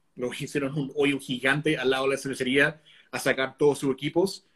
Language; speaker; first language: Spanish; non-native, fluent; English